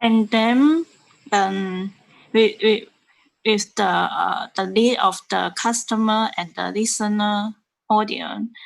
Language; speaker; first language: English; non-native, learner; Chinese